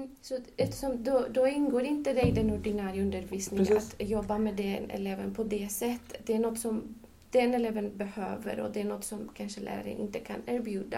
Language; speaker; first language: Swedish; non-native, fluent; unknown